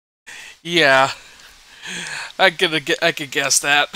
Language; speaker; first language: English; native; English